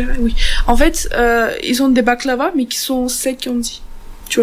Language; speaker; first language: French; non-native, learner; Turkish